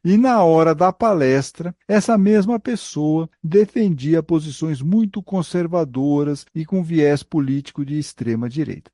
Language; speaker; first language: Portuguese; native; Portuguese